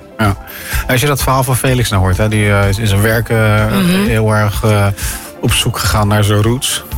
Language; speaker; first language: Dutch; native; Dutch